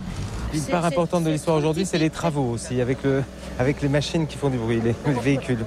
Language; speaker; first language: French; native; French